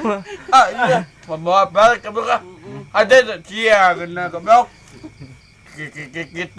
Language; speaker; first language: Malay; non-native, local second language; Sundanese